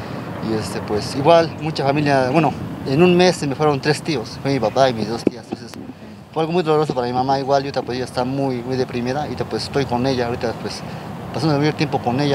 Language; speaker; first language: Spanish; native; Spanish